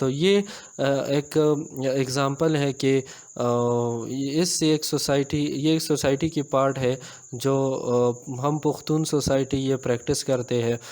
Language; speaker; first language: Urdu; non-native, local second language; Pashto